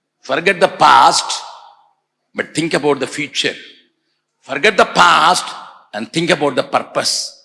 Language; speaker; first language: English; non-native, local second language; Tamil